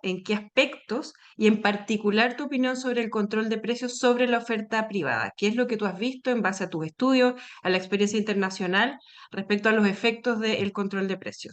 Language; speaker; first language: Spanish; native; Spanish